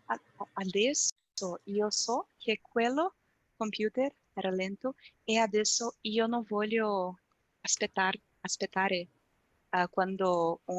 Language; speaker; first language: Italian; non-native, learner; Portuguese